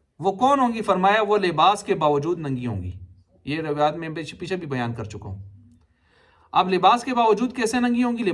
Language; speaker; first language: Urdu; non-native, local second language; Punjabi